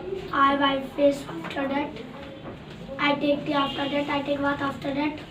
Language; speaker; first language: English; non-native, learner; Hindi